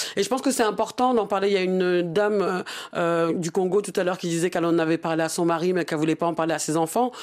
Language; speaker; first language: French; early bilingual, other home language; Bambara